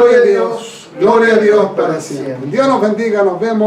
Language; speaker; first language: Spanish; native; Spanish